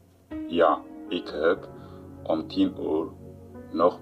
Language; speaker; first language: Dutch; non-native, learner; Tigrinya